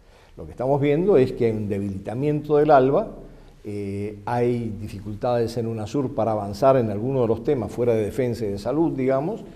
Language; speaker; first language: Spanish; native; Spanish